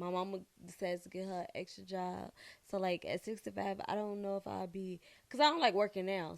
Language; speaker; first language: English; native; English